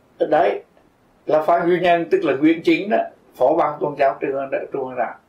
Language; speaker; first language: Vietnamese; native; Vietnamese